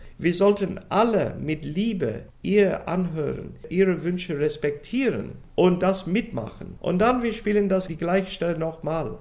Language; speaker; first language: German; non-native, fluent; English